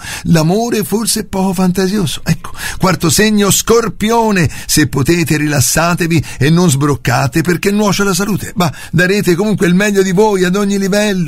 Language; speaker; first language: Italian; native; Italian